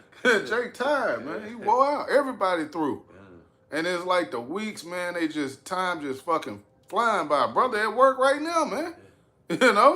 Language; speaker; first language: English; native; English